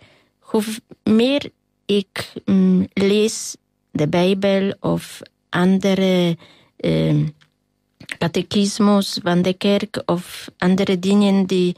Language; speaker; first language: Dutch; non-native, learner; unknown